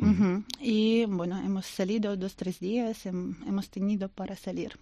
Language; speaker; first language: Spanish; non-native, learner; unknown